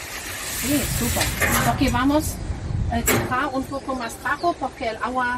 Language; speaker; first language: Spanish; non-native, learner; German